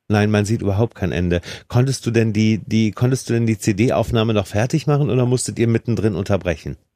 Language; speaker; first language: German; native; German